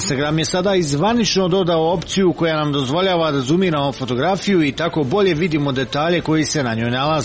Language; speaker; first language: Croatian; native; Croatian